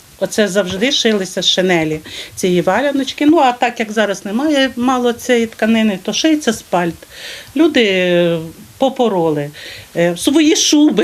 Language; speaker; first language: Ukrainian; native; Ukrainian